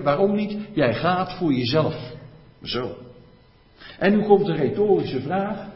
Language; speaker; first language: Dutch; native; Dutch